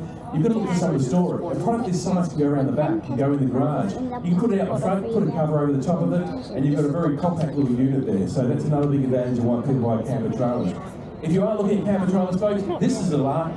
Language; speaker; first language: English; native; English